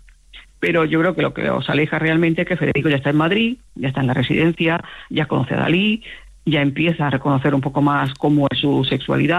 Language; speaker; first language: Spanish; native; Spanish